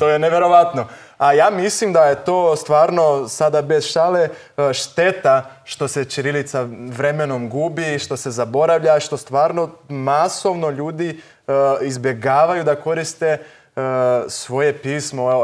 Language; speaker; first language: Serbian; non-native, fluent; Portuguese